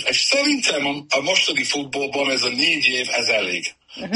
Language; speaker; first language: Hungarian; early bilingual, heritage; Hungarian